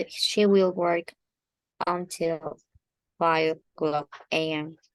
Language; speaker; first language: English; non-native, learner; Spanish